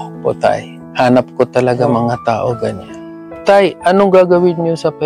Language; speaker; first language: Filipino; non-native, learner; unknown